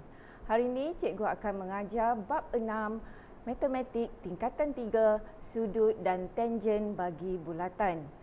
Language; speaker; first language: Malay; native; Malay